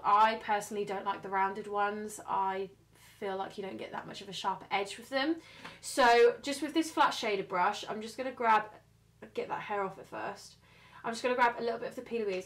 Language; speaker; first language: English; native; English